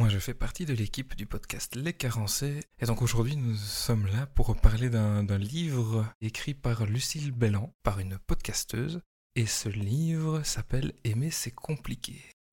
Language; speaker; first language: French; native; French